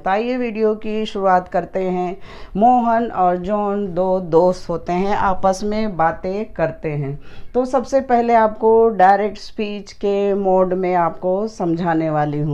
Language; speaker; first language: Hindi; native; Hindi